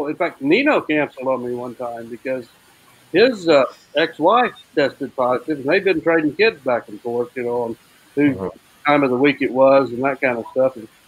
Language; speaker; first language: English; native; English